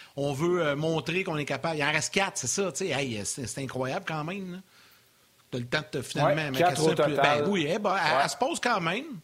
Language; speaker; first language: French; native; French